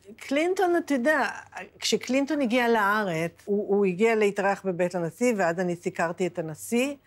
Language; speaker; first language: Hebrew; native; Hebrew